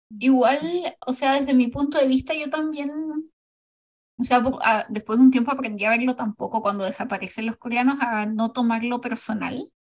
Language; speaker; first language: Spanish; native; Spanish